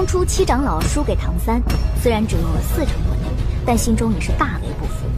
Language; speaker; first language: Chinese; native; Chinese